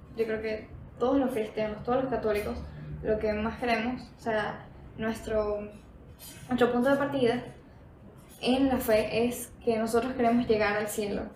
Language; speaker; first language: Spanish; native; Spanish